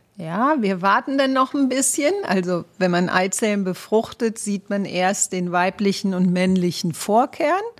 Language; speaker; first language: German; native; German